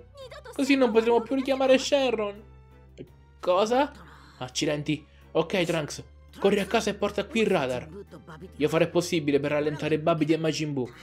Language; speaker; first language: Italian; native; Italian